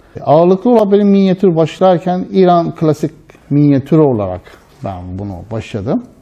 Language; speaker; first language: Turkish; non-native, fluent; Persian